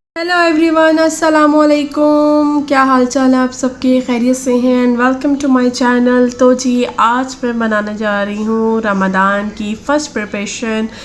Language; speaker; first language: Urdu; native; Urdu